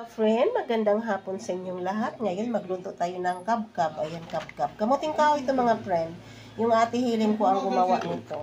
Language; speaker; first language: Filipino; non-native, local second language; Cebuano